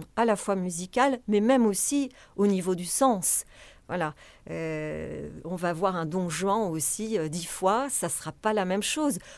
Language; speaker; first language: French; native; French